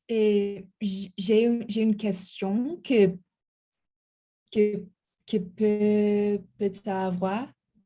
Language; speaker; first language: French; non-native, learner; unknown